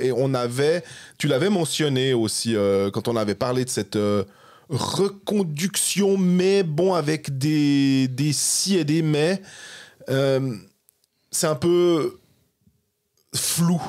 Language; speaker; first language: French; native; French